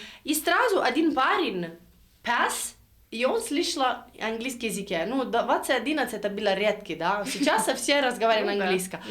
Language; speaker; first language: Russian; non-native, learner; Italian